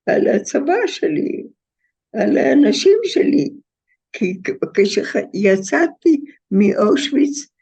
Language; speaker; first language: Hebrew; non-native, fluent; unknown